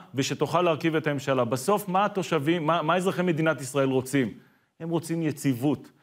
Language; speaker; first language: Hebrew; native; Hebrew